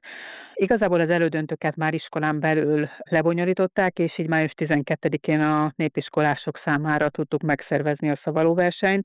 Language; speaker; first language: Hungarian; native; Hungarian